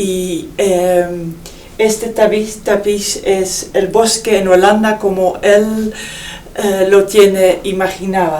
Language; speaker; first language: Spanish; non-native, fluent; Dutch